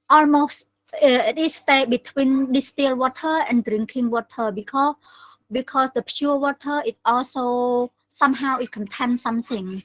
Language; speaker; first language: English; non-native, learner; Khmer